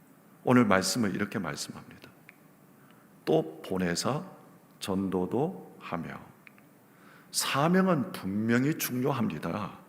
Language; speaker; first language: Korean; native; Korean